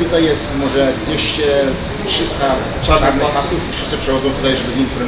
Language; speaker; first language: Polish; early bilingual, heritage; Polish